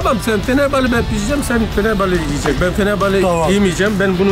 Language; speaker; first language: Turkish; non-native, learner; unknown